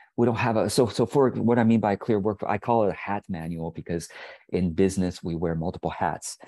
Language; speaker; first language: English; early bilingual, other home language; Chinese